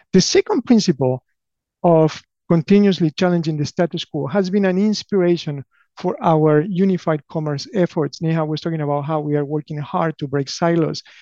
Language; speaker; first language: English; non-native, fluent; Spanish